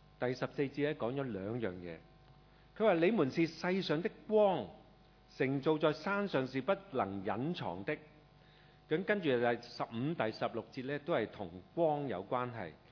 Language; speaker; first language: Chinese; non-native, local second language; Cantonese